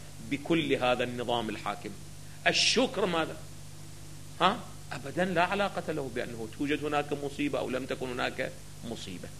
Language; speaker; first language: Arabic; native; Arabic